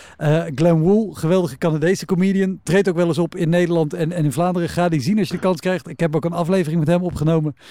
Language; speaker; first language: Dutch; native; Dutch